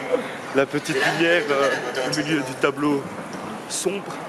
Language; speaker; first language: French; native; French